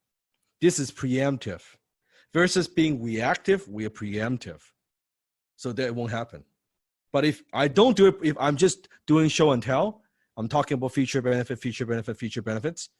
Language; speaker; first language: English; non-native, fluent; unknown